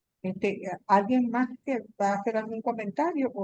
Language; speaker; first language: Spanish; native; Spanish